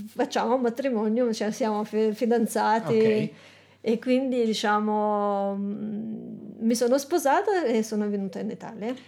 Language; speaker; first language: Italian; non-native, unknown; Russian